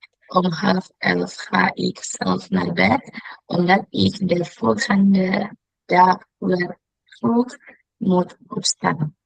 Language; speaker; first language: Dutch; non-native, learner; Indonesian